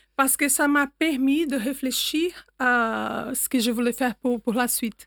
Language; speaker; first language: French; non-native, fluent; Portuguese